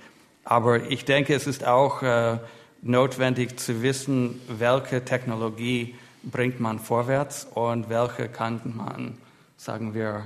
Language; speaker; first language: German; non-native, fluent; English